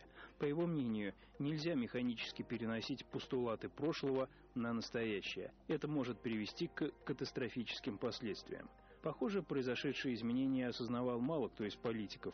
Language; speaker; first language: Russian; native; Russian